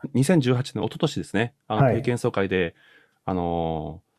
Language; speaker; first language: Japanese; native; Japanese